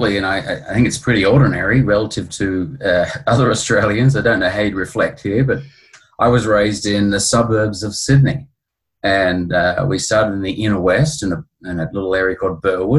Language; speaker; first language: English; native; English